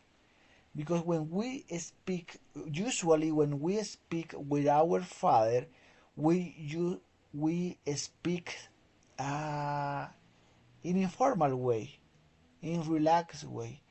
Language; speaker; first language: English; non-native, fluent; Spanish